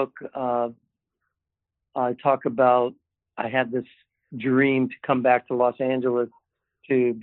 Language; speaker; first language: English; native; English